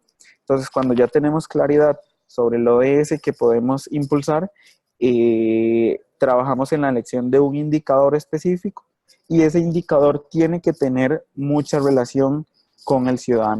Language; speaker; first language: Spanish; native; Spanish